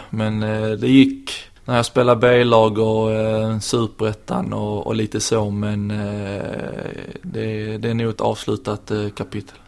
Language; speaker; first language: Swedish; native; Swedish